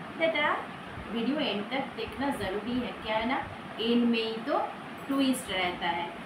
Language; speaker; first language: Hindi; non-native, local second language; Bangla